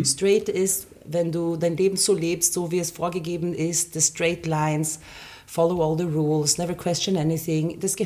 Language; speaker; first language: German; non-native, fluent; Finnish